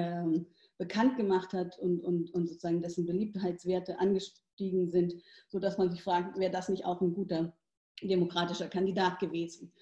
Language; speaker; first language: German; native; German